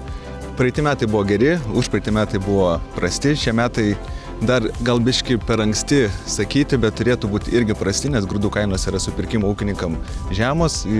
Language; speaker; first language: Lithuanian; native; Lithuanian